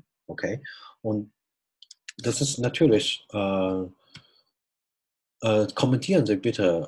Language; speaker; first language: German; non-native, fluent; Chinese